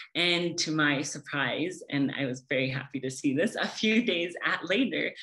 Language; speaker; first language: English; native; English